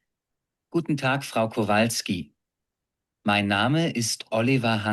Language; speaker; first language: German; non-native, learner; Bangla